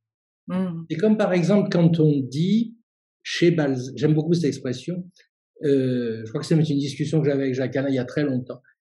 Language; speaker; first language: French; native; French